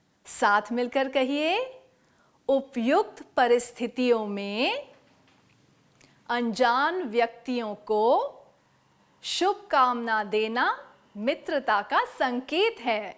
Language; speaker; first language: Hindi; native; Hindi